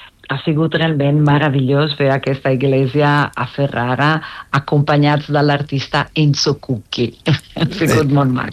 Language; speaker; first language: Catalan; non-native, fluent; Italian